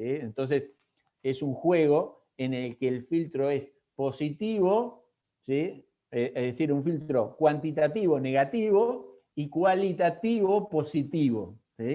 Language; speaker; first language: Spanish; native; Spanish